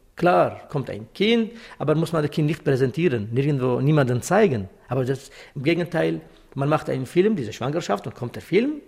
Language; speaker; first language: German; non-native, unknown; Kurdish